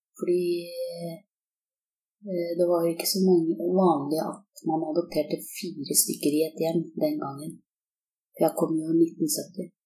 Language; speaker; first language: Norwegian; early bilingual, other home language; Korean